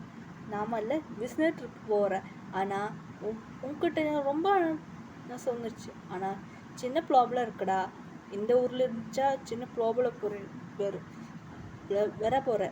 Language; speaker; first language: Tamil; non-native, learner; Malayalam